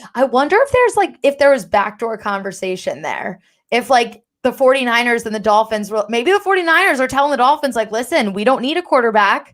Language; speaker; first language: English; native; English